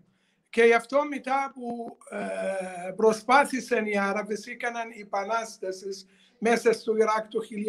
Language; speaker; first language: Greek; non-native, learner; Arabic